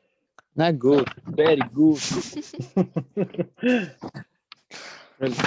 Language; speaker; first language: English; non-native, learner; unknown